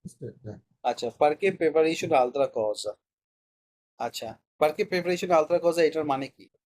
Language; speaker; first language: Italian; non-native, learner; Bangla